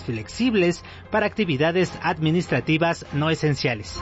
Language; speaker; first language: Spanish; native; Spanish